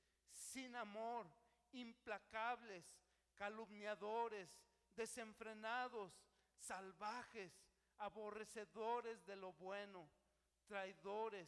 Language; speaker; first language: Spanish; native; Spanish